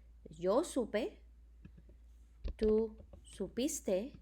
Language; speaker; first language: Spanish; non-native, fluent; English